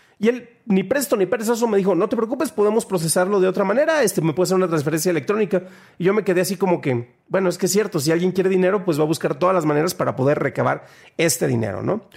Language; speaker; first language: Spanish; native; Spanish